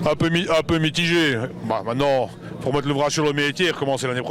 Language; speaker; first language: French; native; French